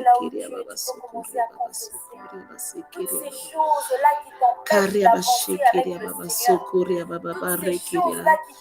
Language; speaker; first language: French; non-native, local second language; Lingala